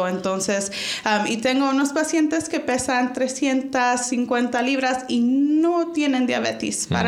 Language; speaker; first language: Spanish; early bilingual, heritage; Spanish